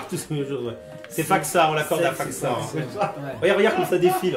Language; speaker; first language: French; native; French